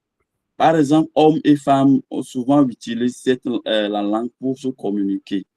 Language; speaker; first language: French; non-native, learner; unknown